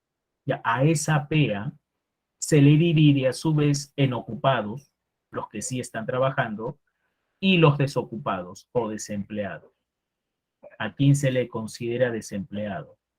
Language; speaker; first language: Spanish; native; Spanish